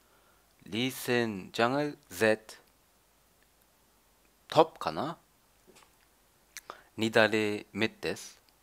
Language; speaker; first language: Japanese; non-native, learner; German